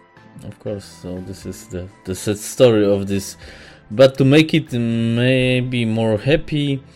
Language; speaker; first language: English; non-native, fluent; Polish